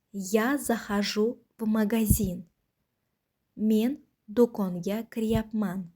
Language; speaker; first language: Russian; non-native, local second language; Uzbek